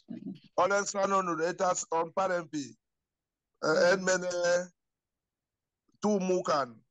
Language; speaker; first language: Finnish; non-native, learner; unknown